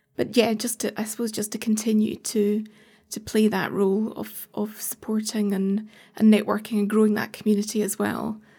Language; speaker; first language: English; native; English